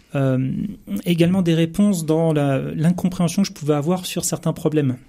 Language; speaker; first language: French; native; French